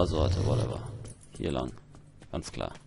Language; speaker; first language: German; native; German